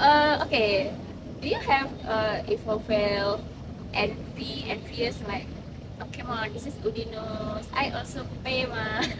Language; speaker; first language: English; non-native, learner; Indonesian